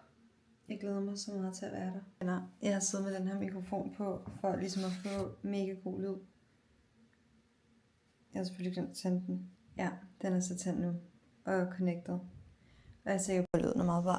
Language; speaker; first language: Danish; native; Danish